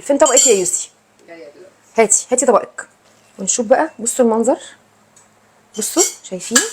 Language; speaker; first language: Arabic; native; Arabic